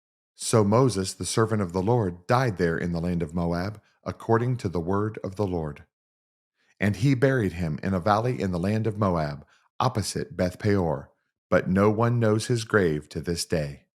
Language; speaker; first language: English; native; English